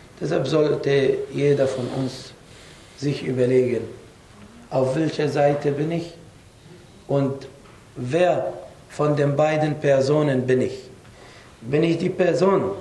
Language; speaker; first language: German; non-native, fluent; Arabic